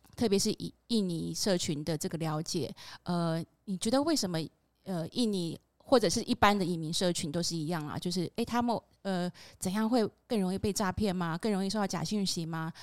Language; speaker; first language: Chinese; non-native, fluent; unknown